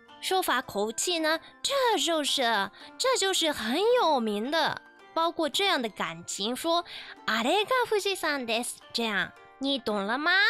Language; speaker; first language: Chinese; non-native, learner; Japanese